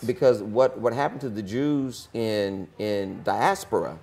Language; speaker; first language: English; native; English